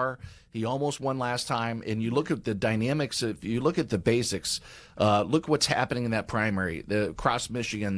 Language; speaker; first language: English; native; English